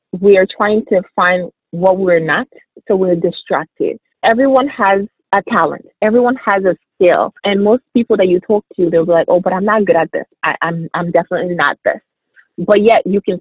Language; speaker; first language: English; early bilingual, other home language; French